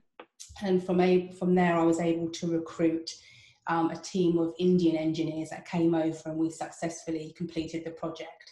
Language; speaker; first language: English; native; English